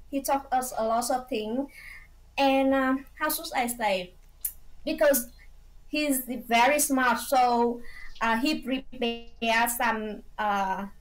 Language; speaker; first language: English; non-native, fluent; Vietnamese